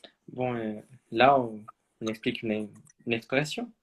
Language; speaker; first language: French; non-native, fluent; Spanish